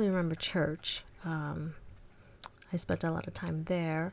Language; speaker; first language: English; early bilingual, other home language; Chinese